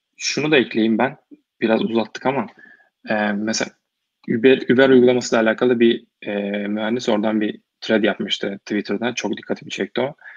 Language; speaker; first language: Turkish; native; Turkish